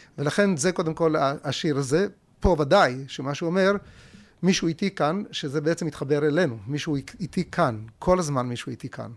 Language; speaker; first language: Hebrew; early bilingual, other home language; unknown